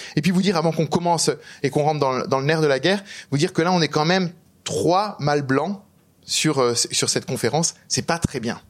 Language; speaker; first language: French; native; French